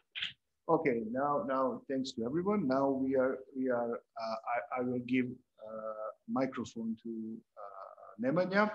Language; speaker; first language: English; non-native, fluent; Croatian